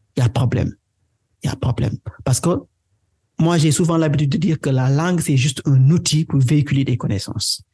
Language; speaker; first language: French; non-native, local second language; Wolof